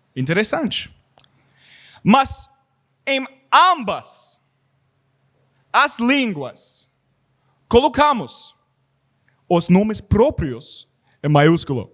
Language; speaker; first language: Portuguese; non-native, learner; English